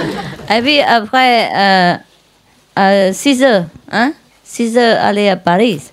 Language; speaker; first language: French; non-native, learner; Vietnamese